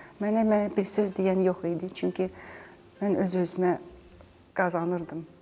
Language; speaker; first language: Azerbaijani; native; Azerbaijani